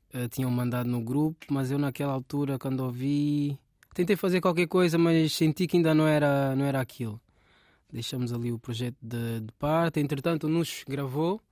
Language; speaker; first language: Portuguese; native; Portuguese